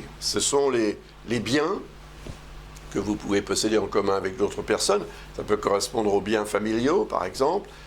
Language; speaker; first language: French; native; French